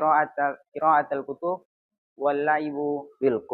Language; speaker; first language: Arabic; non-native, learner; Indonesian